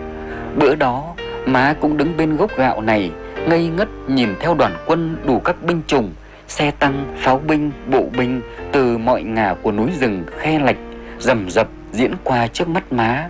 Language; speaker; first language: Vietnamese; native; Vietnamese